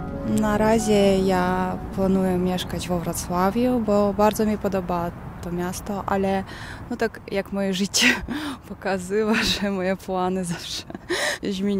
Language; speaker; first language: Polish; non-native, learner; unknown